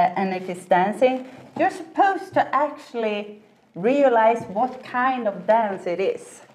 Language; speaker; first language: English; non-native, fluent; Swedish